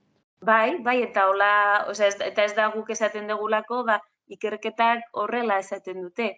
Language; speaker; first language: Basque; non-native, local second language; Spanish